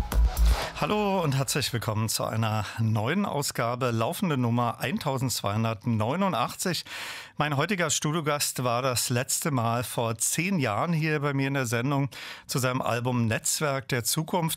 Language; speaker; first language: German; native; German